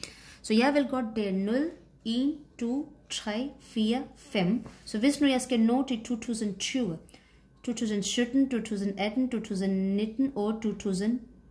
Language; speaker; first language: Danish; non-native, fluent; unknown